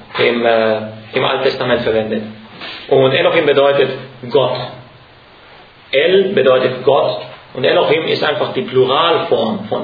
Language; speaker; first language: German; non-native, fluent; Hungarian